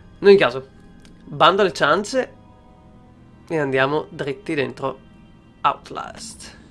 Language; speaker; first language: Italian; native; Italian